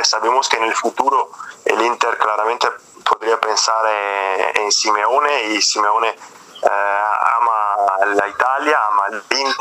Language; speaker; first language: Spanish; non-native, fluent; Italian